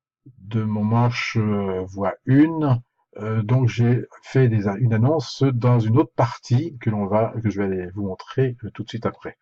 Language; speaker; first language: French; native; French